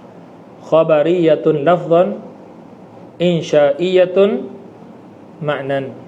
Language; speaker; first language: Arabic; non-native, fluent; Malay